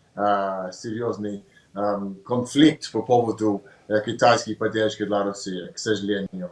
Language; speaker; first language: Russian; non-native, learner; English